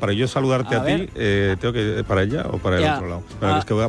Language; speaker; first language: Spanish; native; Spanish